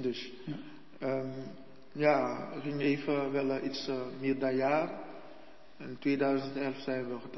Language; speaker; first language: Dutch; non-native, learner; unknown